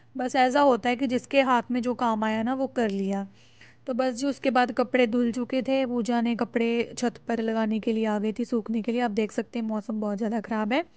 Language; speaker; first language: Hindi; non-native, local second language; Punjabi